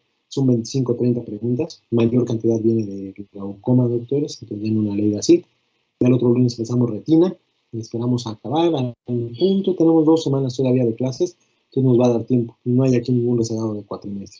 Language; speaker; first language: Spanish; native; Spanish